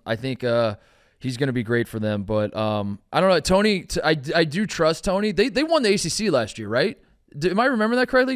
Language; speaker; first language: English; native; English